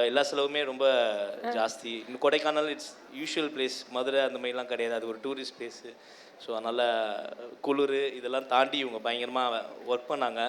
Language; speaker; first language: Tamil; native; Tamil